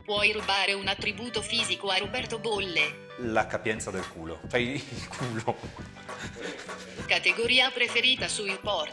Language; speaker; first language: Italian; native; Italian